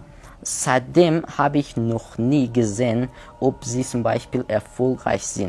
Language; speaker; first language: German; non-native, learner; Persian